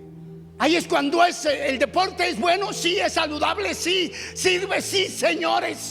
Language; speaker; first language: Spanish; native; Spanish